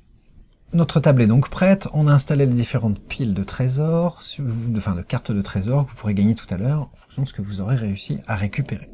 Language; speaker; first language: French; native; French